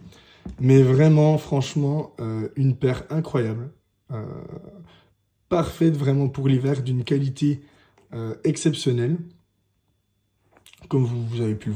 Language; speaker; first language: French; native; French